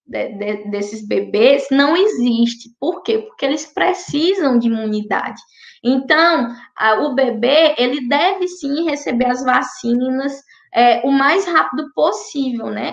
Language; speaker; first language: Portuguese; native; Portuguese